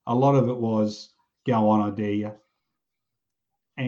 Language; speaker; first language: English; native; English